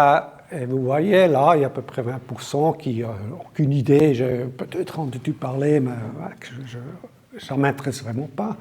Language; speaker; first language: French; non-native, local second language; German